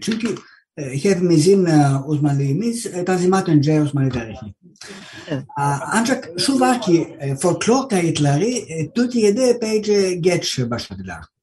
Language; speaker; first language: Turkish; non-native, fluent; Greek